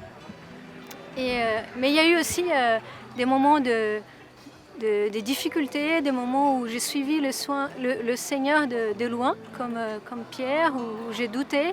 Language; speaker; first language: French; non-native, fluent; Portuguese